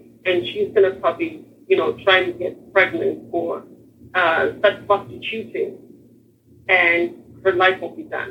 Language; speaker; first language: English; non-native, local second language; Shona